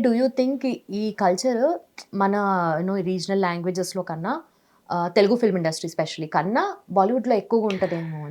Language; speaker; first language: Telugu; native; Telugu